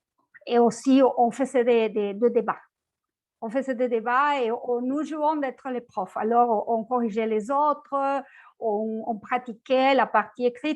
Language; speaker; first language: French; non-native, fluent; Spanish